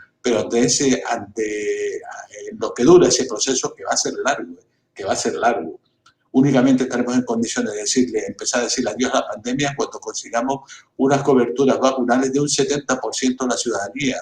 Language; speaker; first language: Spanish; native; Spanish